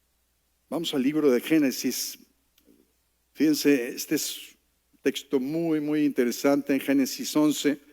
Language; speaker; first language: Spanish; native; Spanish